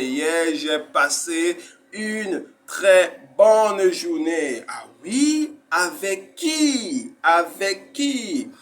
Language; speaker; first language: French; non-native, fluent; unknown